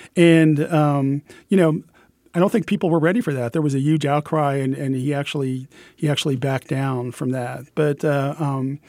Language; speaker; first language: English; native; English